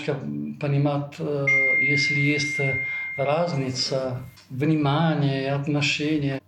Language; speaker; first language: Russian; non-native, fluent; Italian